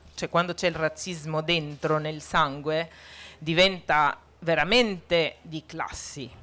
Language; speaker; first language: Italian; non-native, fluent; Arabic